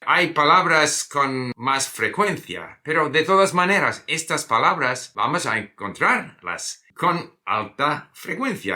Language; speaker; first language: Spanish; non-native, fluent; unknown